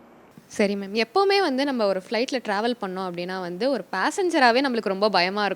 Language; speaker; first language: Tamil; native; Tamil